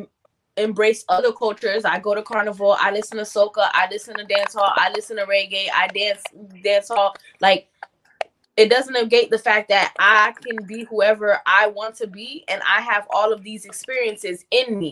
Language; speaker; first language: English; native; English